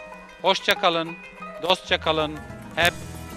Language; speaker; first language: Turkish; native; Turkish